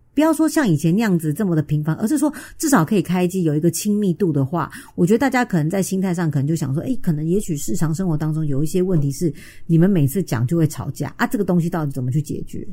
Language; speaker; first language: Chinese; native; Chinese